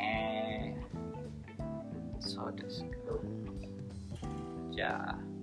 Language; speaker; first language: Japanese; non-native, learner; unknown